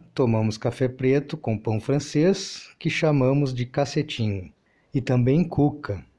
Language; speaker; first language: Portuguese; native; Portuguese